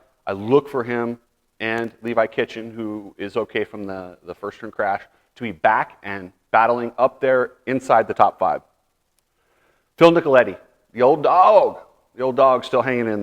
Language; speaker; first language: English; native; English